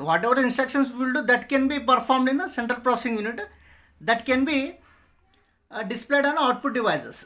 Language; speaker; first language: English; non-native, local second language; Telugu